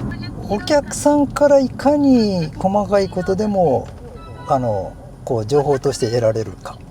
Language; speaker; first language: Japanese; native; Japanese